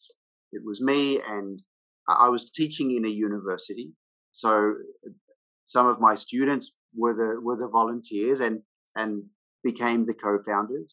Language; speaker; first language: English; native; English